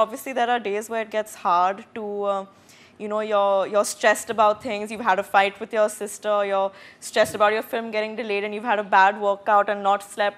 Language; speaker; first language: English; non-native, local second language; Hindi